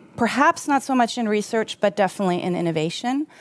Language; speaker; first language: English; non-native, fluent; German